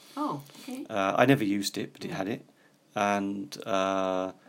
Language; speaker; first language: English; native; English